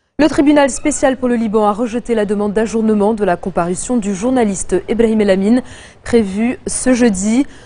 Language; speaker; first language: French; non-native, local second language; Arabic